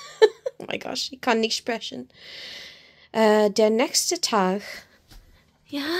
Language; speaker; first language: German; non-native, learner; English